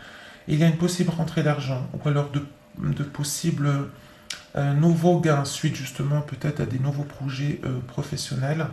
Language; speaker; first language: French; native; French